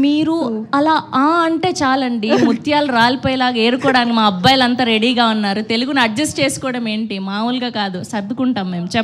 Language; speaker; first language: Telugu; native; Telugu